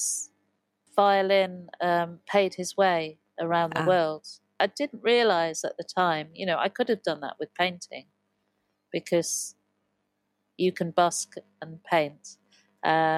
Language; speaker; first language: English; native; English